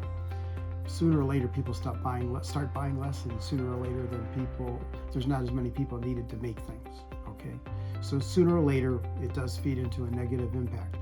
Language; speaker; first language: English; native; English